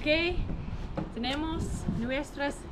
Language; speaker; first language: Spanish; non-native, learner; English